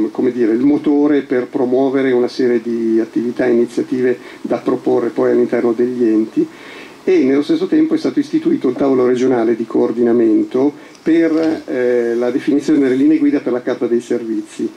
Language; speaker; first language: Italian; native; Italian